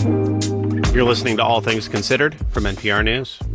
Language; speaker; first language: English; native; English